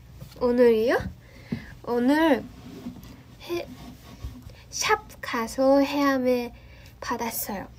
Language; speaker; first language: Korean; non-native, learner; Japanese